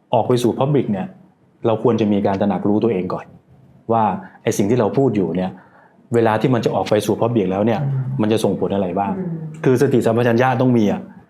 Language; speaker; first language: Thai; native; Thai